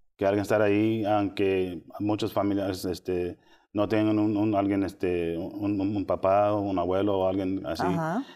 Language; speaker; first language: Spanish; early bilingual, heritage; Spanish